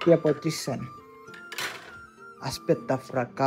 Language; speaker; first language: Italian; non-native, learner; Bangla